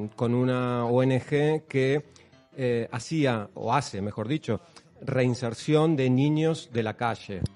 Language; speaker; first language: Spanish; native; Spanish